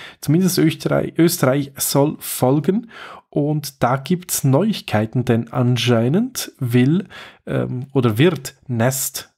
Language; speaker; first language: German; native; German